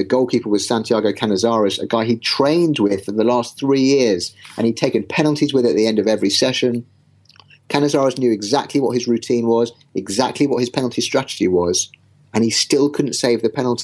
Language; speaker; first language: English; native; English